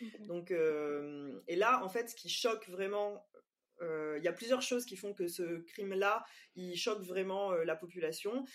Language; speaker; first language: French; native; French